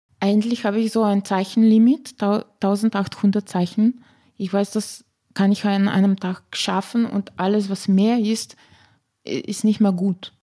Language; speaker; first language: German; non-native, fluent; Slovenian